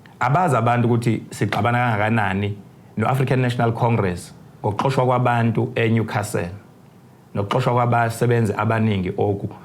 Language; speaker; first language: Zulu; native; Zulu